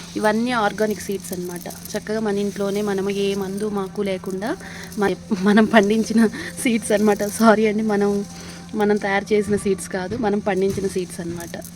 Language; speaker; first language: Telugu; native; Telugu